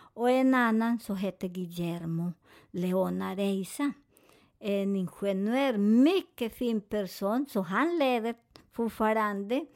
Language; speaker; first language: Swedish; non-native, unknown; Spanish